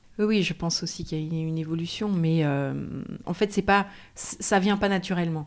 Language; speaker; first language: French; native; French